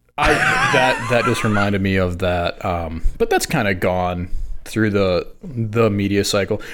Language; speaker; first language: English; native; English